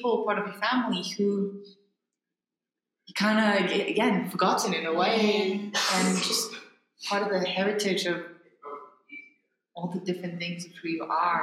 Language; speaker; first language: English; non-native, local second language; French